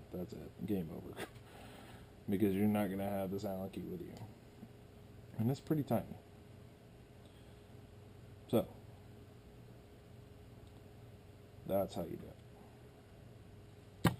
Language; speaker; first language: English; native; English